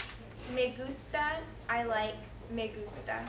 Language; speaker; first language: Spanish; non-native, learner; English